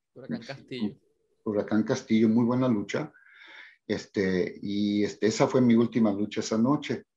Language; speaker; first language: Spanish; early bilingual, heritage; Spanish